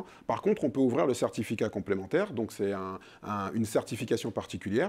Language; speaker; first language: French; native; French